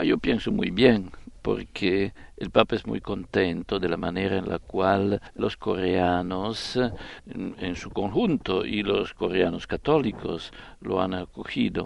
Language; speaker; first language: Spanish; non-native, fluent; Italian